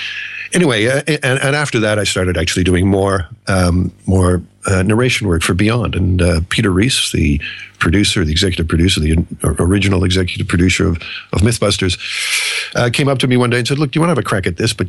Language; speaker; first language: English; native; English